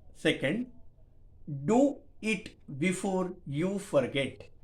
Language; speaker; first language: English; non-native, local second language; Marathi